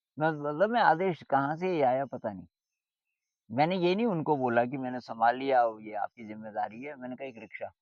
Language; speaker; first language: Hindi; native; Hindi